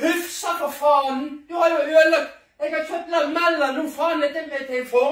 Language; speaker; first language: Norwegian; native; Norwegian